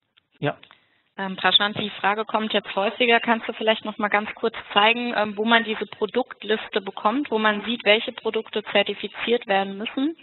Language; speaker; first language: German; native; German